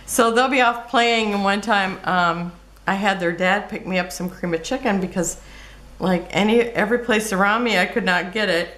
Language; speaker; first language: English; native; English